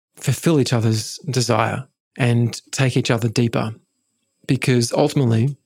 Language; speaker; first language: English; native; English